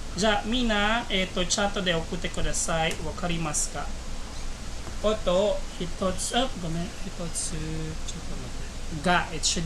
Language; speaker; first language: Japanese; non-native, fluent; Filipino